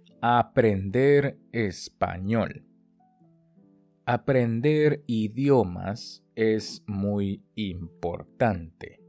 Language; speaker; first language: Spanish; non-native, fluent; Chinese